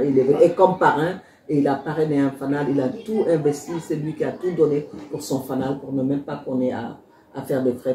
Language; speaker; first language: French; non-native, local second language; Wolof